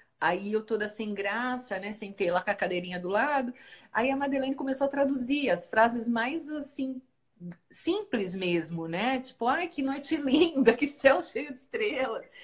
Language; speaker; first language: Portuguese; native; Portuguese